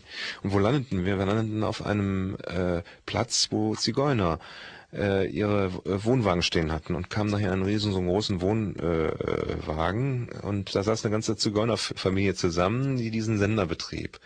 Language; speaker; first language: German; native; German